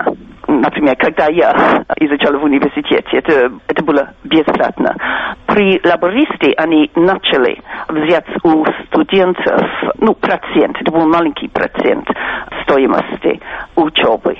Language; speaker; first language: Russian; non-native, fluent; English